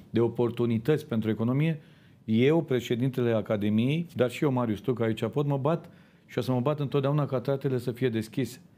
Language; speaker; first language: Romanian; native; Romanian